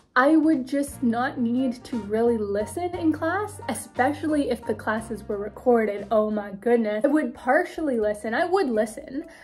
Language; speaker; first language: English; native; English